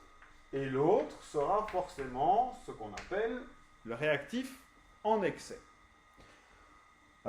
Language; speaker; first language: French; native; French